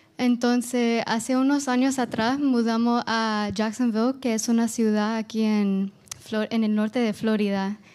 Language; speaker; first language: Spanish; non-native, fluent; Portuguese